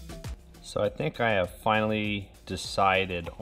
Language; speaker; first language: English; native; English